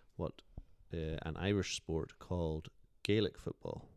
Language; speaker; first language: English; native; English